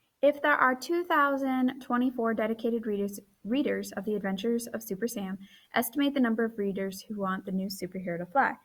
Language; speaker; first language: English; native; English